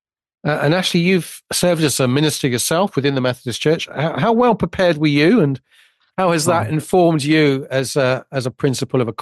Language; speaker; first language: English; native; English